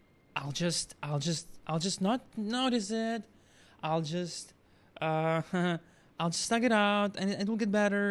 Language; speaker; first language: English; non-native, fluent; Russian